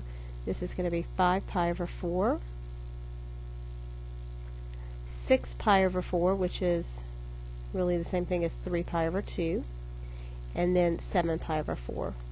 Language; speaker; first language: English; native; English